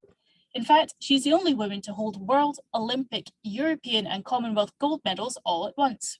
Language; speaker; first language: English; native; English